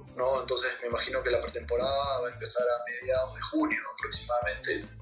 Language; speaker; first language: Spanish; native; Spanish